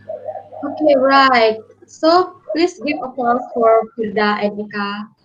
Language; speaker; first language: English; non-native, learner; Indonesian